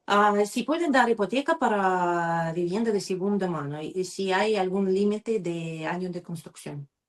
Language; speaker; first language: Spanish; non-native, learner; Russian